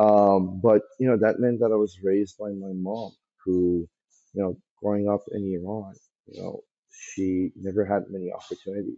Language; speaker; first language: English; early bilingual, other home language; Persian